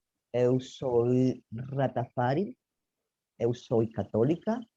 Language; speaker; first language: Portuguese; non-native, learner; Spanish